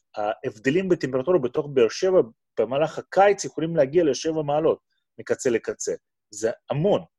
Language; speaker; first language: Hebrew; non-native, fluent; Russian